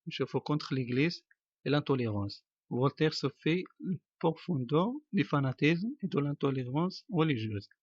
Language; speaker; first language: French; non-native, local second language; Arabic